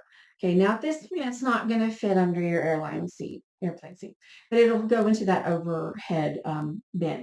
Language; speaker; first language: English; native; English